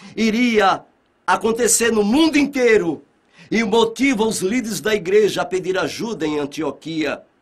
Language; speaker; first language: Portuguese; native; Portuguese